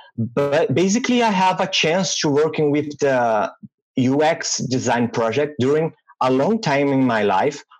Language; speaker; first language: English; non-native, learner; Portuguese